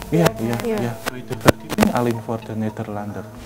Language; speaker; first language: Dutch; non-native, learner; Indonesian